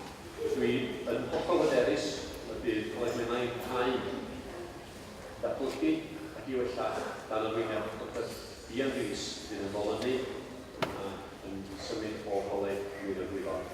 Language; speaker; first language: Welsh; native; Welsh